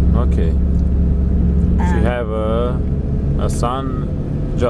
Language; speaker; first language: English; non-native, learner; Romanian